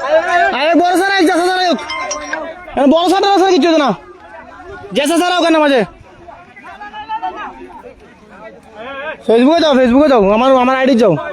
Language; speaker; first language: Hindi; non-native, learner; Bangla